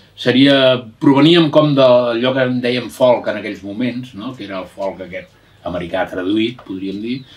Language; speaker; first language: Catalan; native; Catalan